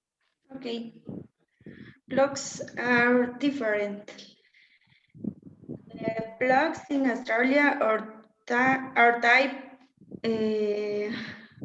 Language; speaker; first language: English; non-native, learner; Spanish